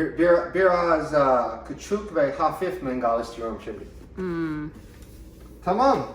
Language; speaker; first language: Turkish; non-native, learner; English